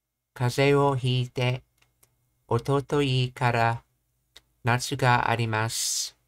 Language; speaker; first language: Japanese; non-native, learner; English